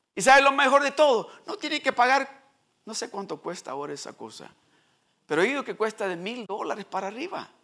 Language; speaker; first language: Spanish; early bilingual, heritage; Spanish